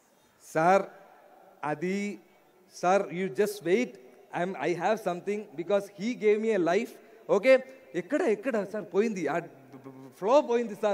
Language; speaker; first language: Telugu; non-native, learner; Malayalam